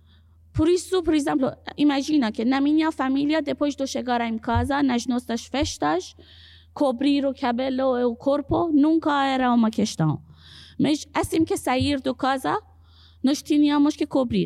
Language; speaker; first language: Portuguese; non-native, fluent; Persian